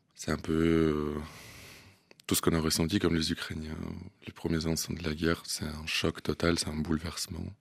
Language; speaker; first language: French; non-native, fluent; Russian